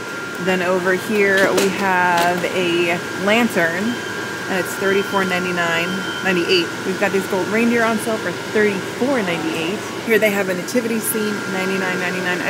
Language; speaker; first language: English; native; English